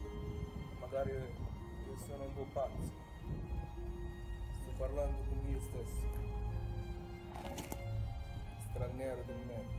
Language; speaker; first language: Italian; non-native, fluent; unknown